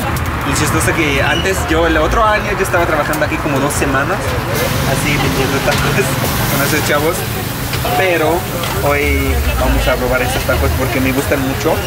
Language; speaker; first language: Spanish; non-native, learner; Arabic